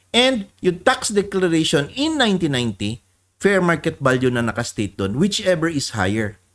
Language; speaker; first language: Filipino; native; Filipino